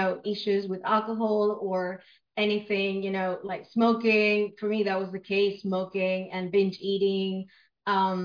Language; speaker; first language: English; non-native, fluent; Spanish